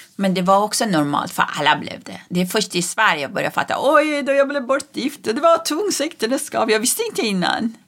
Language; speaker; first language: Swedish; non-native, fluent; Persian